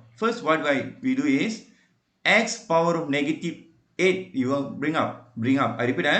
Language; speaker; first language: English; non-native, local second language; Malay